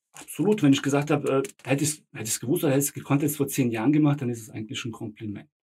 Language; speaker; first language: German; early bilingual, other home language; Bosnian